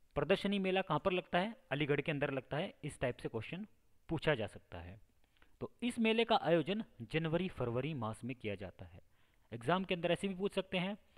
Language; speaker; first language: Hindi; native; Hindi